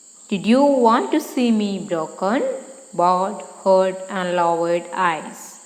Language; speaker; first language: English; non-native, local second language; Malayalam